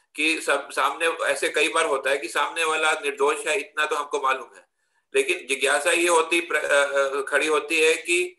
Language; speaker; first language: Hindi; non-native, local second language; Gujarati